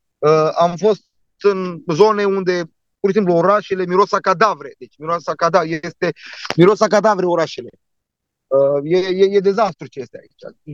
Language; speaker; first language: Romanian; non-native, local second language; Turkish